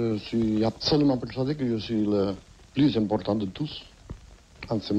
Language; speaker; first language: French; non-native, fluent; Catalan